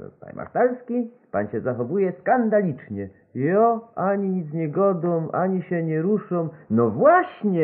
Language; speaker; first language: Polish; native; Polish